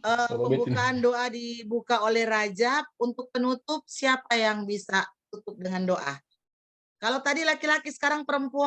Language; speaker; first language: Indonesian; native; Indonesian